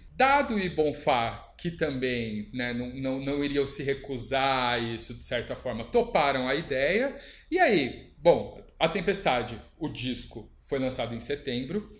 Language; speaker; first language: Portuguese; native; Portuguese